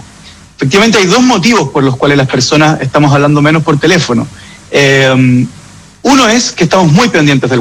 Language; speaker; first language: Spanish; native; Spanish